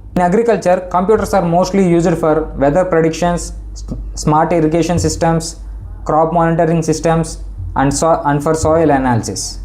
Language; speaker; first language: English; non-native, local second language; Telugu